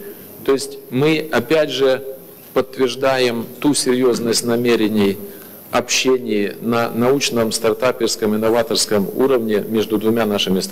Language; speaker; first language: Russian; native; Russian